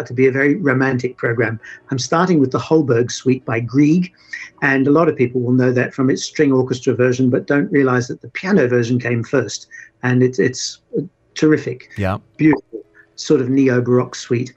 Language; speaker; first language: English; native; English